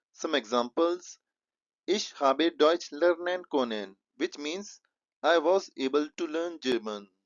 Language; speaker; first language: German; non-native, fluent; Hindi